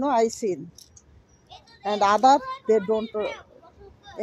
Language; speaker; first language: English; non-native, learner; Bangla